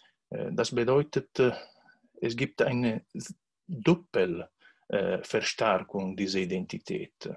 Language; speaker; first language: German; non-native, learner; Italian